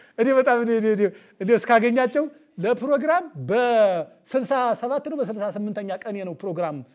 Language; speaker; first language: Amharic; native; Amharic